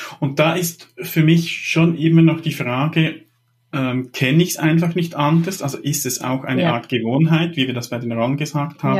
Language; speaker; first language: German; native; German